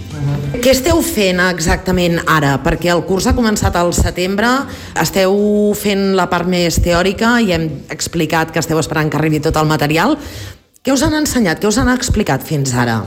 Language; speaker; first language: Catalan; native; Catalan